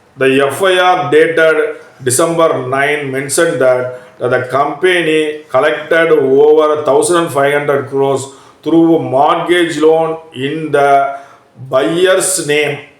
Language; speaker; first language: English; non-native, local second language; Tamil